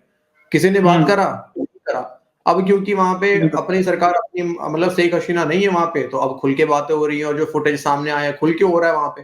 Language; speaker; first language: Hindi; native; Hindi